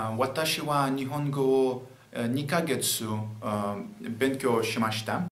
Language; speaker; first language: Japanese; non-native, learner; Russian